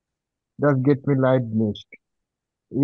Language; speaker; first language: German; non-native, learner; Bangla